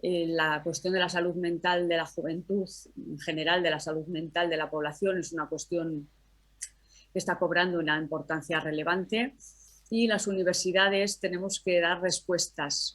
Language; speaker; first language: Spanish; native; Spanish